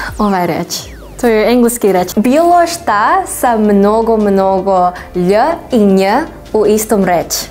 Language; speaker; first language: Serbian; non-native, learner; English